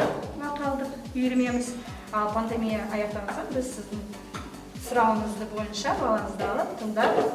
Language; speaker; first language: Kazakh; non-native, local second language; Russian